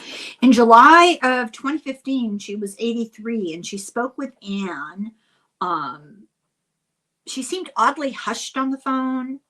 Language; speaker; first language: English; native; English